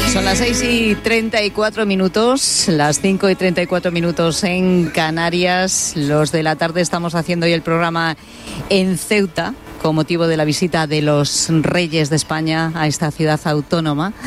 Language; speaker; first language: Spanish; native; Spanish